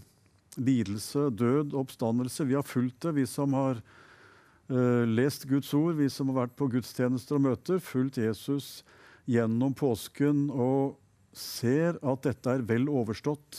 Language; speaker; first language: Norwegian; native; Norwegian